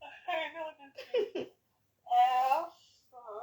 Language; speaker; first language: French; non-native, learner; English